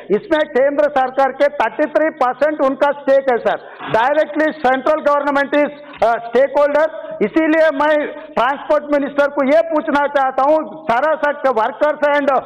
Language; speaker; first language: Hindi; non-native, local second language; Telugu